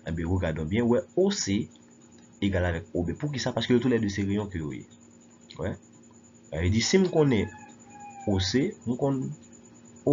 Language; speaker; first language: French; non-native, local second language; Haitian Creole